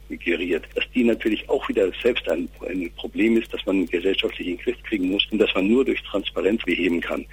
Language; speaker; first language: German; native; German